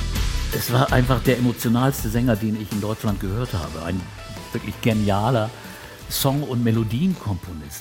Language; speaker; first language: German; native; German